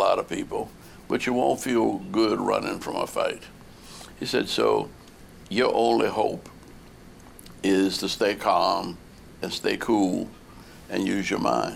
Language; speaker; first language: English; native; English